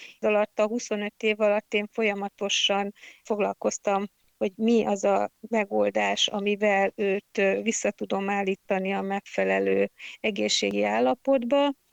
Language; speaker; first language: Hungarian; native; Hungarian